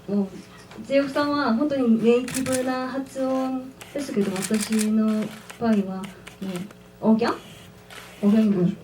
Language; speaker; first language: Japanese; non-native, fluent; Korean